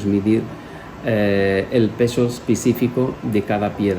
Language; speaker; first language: Spanish; non-native, fluent; Arabic